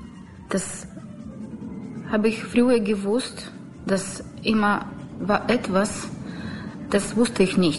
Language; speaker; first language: German; non-native, learner; Russian